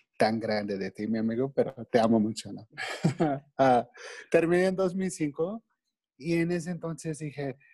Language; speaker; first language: Spanish; non-native, fluent; English